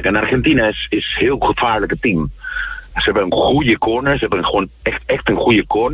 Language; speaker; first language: Dutch; non-native, fluent; Spanish